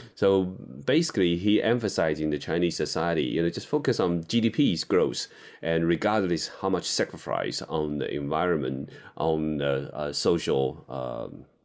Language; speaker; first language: English; non-native, fluent; Chinese